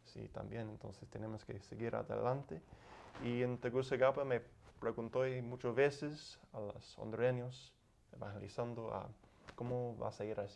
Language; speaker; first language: Spanish; non-native, learner; English